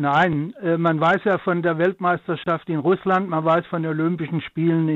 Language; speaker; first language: German; native; German